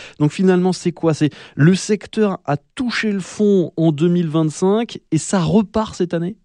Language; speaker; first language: French; native; French